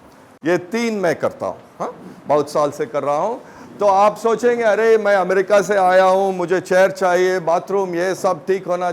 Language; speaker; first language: Hindi; non-native, local second language; Tamil